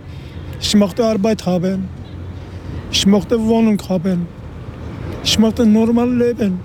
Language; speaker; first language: German; non-native, learner; Persian